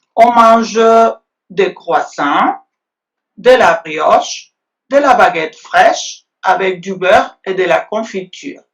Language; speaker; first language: French; non-native, fluent; Spanish